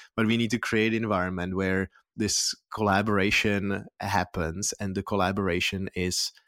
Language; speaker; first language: English; non-native, fluent; Czech